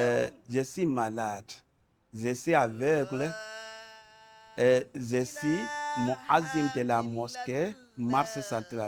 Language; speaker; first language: French; non-native, local second language; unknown